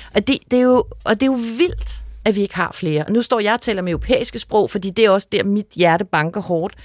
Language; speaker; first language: Danish; native; Danish